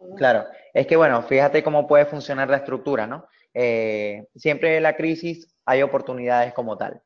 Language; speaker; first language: Spanish; native; Spanish